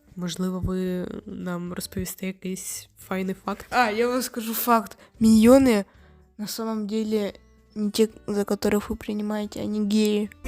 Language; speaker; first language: Ukrainian; non-native, local second language; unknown